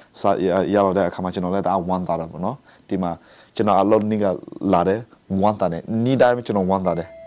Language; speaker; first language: Burmese; non-native, local second language; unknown